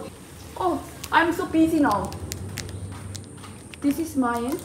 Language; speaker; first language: English; non-native, learner; Korean